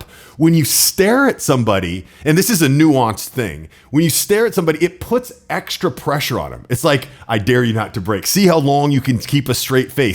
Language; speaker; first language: English; native; English